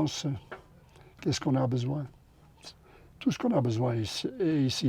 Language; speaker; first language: French; non-native, local second language; Dutch